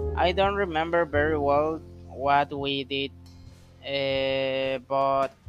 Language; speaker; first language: English; non-native, learner; Spanish